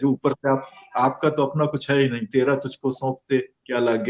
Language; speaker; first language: Hindi; native; Hindi